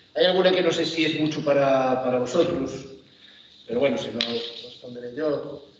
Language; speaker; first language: Spanish; native; Spanish